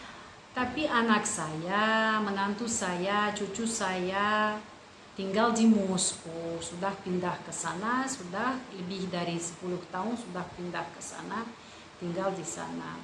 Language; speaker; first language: Indonesian; non-native, fluent; Russian